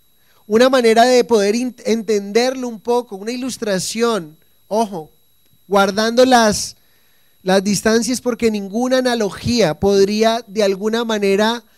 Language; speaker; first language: Spanish; native; Spanish